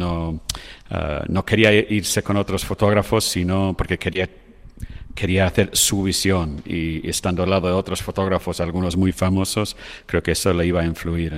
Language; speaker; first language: Spanish; non-native, fluent; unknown